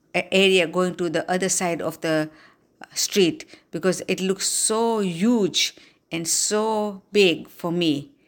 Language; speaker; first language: English; non-native, local second language; Gujarati